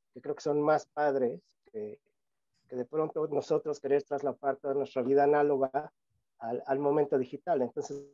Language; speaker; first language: Spanish; native; Spanish